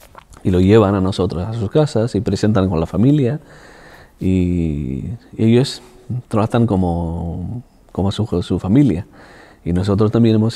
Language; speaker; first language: Spanish; non-native, fluent; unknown